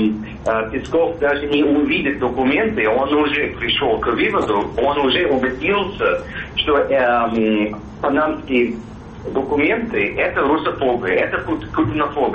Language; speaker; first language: Russian; non-native, fluent; English